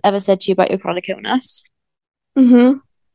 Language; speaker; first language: English; native; English